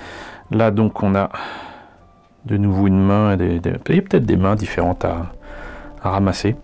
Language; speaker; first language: French; native; French